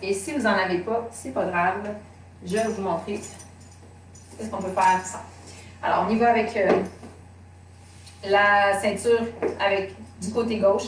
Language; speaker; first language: French; native; French